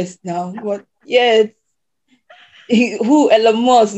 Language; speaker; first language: English; non-native, local second language; Igbo